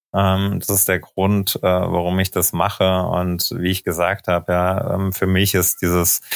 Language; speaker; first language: German; native; German